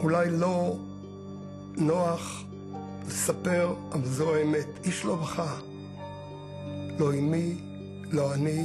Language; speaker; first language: Hebrew; early bilingual, other home language; Polish